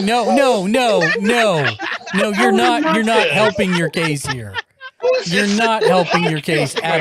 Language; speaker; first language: English; native; English